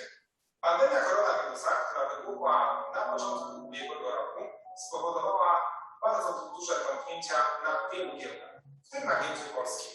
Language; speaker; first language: Polish; native; Polish